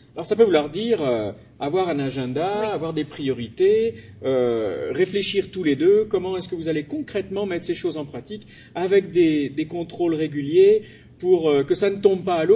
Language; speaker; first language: French; native; French